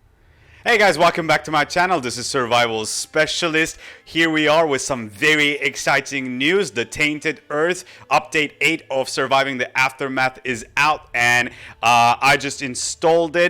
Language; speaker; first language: English; non-native, fluent; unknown